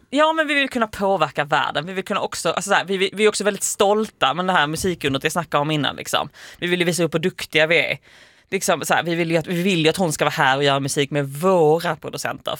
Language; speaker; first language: Swedish; native; Swedish